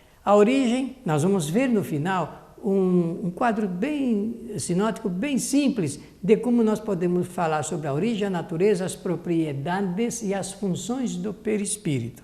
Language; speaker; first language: Portuguese; native; Portuguese